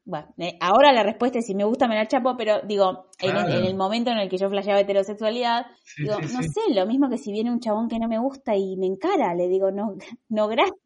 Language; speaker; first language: Spanish; native; Spanish